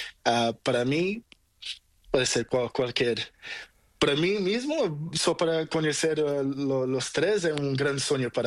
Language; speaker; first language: Spanish; non-native, learner; Portuguese